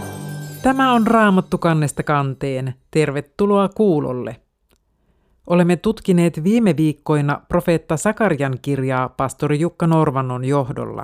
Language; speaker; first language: Finnish; native; Finnish